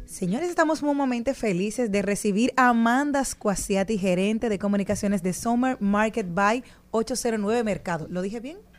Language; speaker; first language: Spanish; native; Spanish